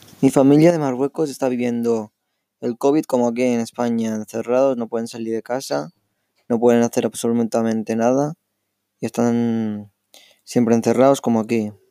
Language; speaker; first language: Spanish; early bilingual, other home language; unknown